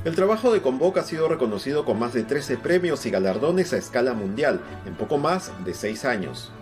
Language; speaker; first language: Spanish; native; Spanish